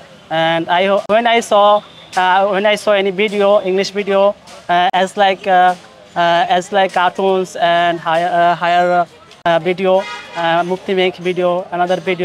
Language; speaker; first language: English; non-native, learner; Bangla